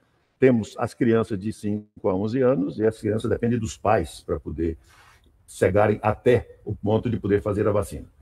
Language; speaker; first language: Portuguese; native; Portuguese